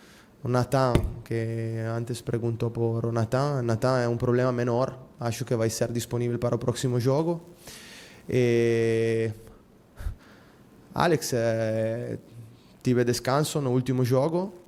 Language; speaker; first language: Portuguese; non-native, fluent; Spanish